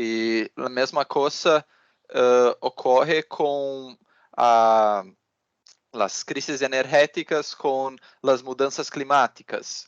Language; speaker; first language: Portuguese; non-native, learner; Spanish